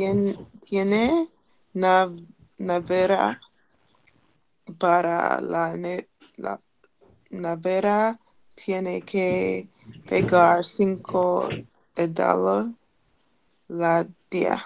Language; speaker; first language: Spanish; non-native, learner; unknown